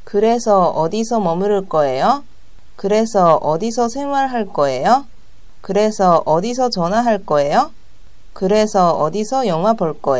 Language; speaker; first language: Korean; non-native, learner; Japanese